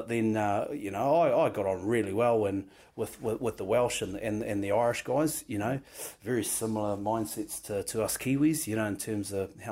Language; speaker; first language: English; native; English